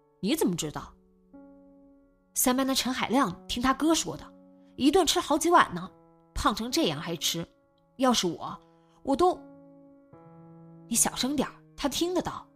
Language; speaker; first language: Chinese; native; Chinese